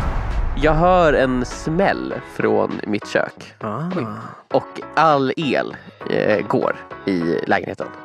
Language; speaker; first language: Swedish; native; Swedish